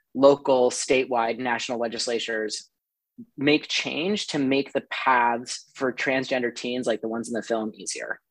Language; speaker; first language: English; native; English